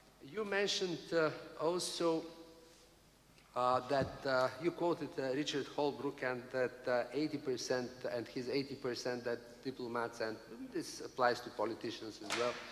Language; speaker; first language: English; non-native, fluent; Bulgarian